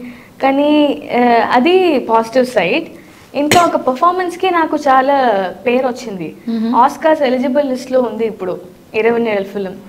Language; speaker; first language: Telugu; non-native, learner; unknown